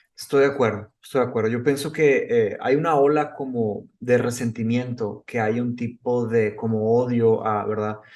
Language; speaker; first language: Spanish; early bilingual, other home language; Portuguese